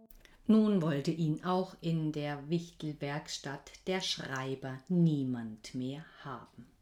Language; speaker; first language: German; native; German